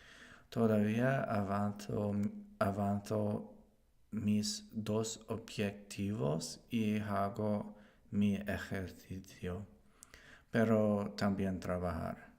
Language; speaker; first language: Spanish; non-native, learner; English